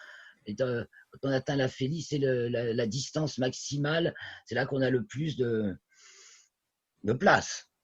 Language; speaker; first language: French; native; French